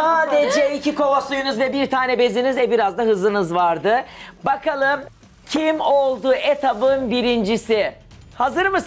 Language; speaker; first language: Turkish; native; Turkish